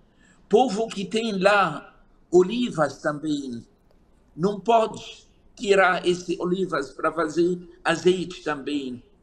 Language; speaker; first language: Portuguese; non-native, fluent; Arabic